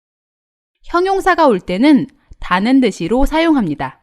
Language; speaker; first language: Korean; native; Korean